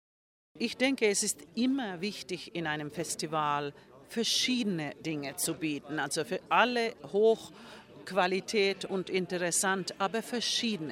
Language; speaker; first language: German; non-native, fluent; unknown